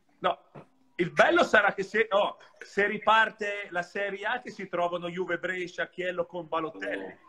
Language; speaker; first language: Italian; native; Italian